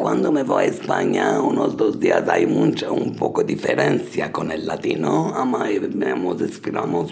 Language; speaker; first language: Spanish; early bilingual, heritage; Spanish